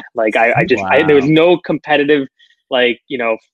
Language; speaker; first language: English; early bilingual, other home language; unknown